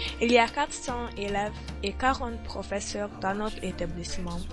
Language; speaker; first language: French; non-native, learner; Hungarian